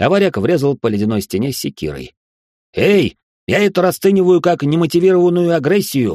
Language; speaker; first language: Russian; native; Russian